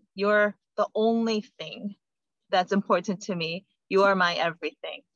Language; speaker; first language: English; non-native, fluent; Korean